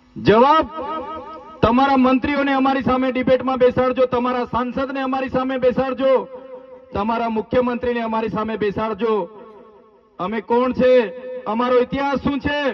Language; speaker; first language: Gujarati; non-native, local second language; Bhili